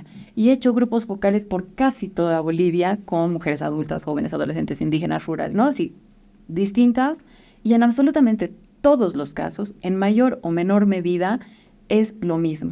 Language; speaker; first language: Spanish; native; Spanish